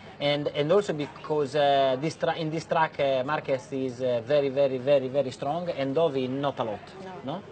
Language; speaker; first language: English; non-native, learner; Italian